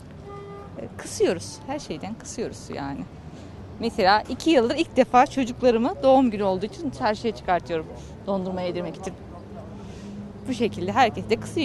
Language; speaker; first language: Turkish; native; Turkish